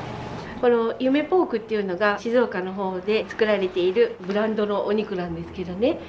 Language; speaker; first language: Japanese; native; Japanese